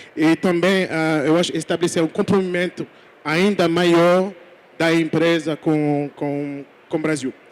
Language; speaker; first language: Portuguese; non-native, fluent; French